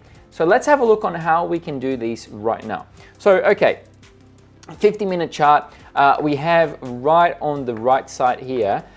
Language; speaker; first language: English; non-native, fluent; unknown